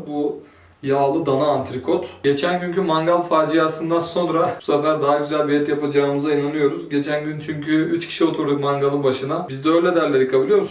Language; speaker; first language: Turkish; native; Turkish